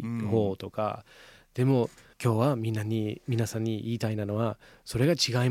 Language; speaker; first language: Japanese; non-native, fluent; English